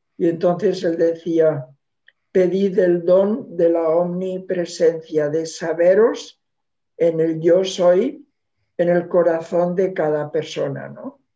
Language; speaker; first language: Spanish; non-native, local second language; Catalan